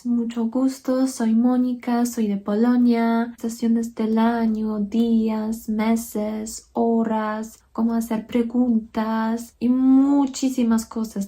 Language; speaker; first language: Spanish; non-native, fluent; Polish